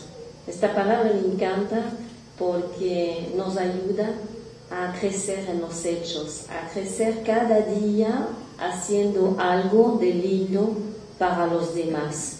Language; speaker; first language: Spanish; non-native, fluent; French